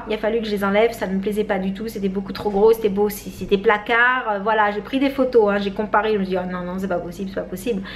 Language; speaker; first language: French; native; French